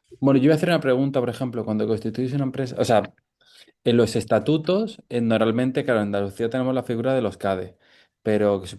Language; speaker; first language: Spanish; native; Spanish